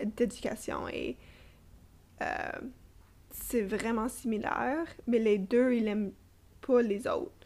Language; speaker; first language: French; non-native, fluent; English